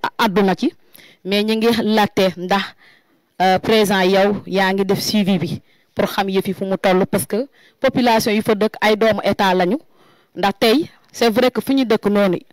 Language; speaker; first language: Wolof; non-native, local second language; Jola-Fonyi